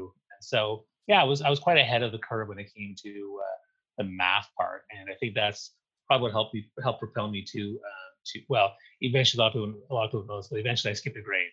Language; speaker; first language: English; native; English